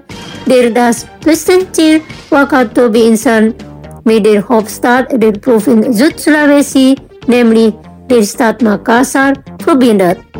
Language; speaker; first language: German; non-native, learner; Indonesian